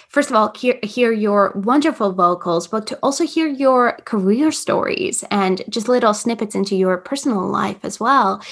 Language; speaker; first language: English; non-native, fluent; Latvian